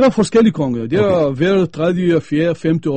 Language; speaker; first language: Danish; non-native, fluent; Arabic